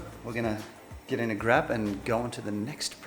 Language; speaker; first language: English; native; English